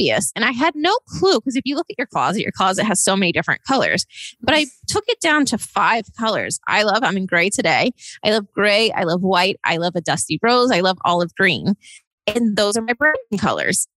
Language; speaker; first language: English; native; English